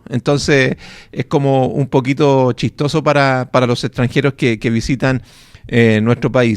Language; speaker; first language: Spanish; native; Spanish